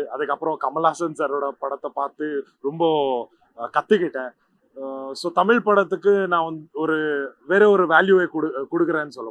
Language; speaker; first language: Tamil; non-native, local second language; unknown